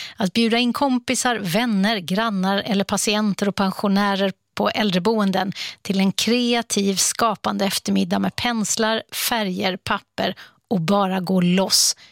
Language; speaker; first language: Swedish; native; Swedish